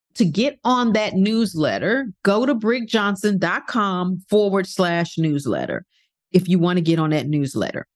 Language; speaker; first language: English; native; English